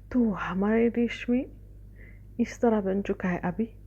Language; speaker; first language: Hindi; non-native, fluent; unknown